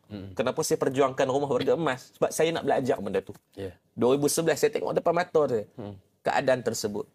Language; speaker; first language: Malay; native; Malay